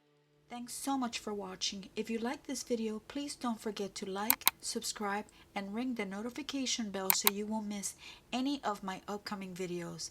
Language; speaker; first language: English; native; English